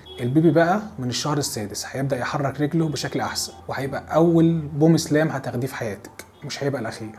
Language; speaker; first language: Arabic; native; Arabic